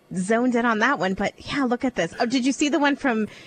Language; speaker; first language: English; native; English